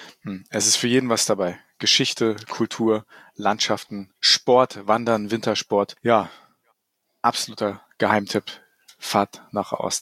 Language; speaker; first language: German; native; German